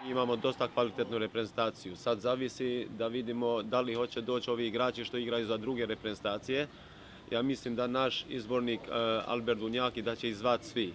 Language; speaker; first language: Croatian; non-native, local second language; Albanian